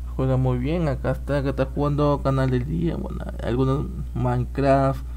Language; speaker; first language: Spanish; native; Spanish